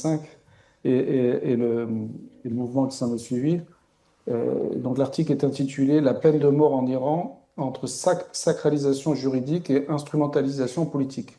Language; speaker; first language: French; native; French